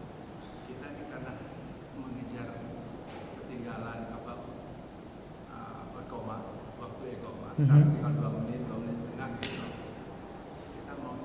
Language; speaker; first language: Indonesian; native; Indonesian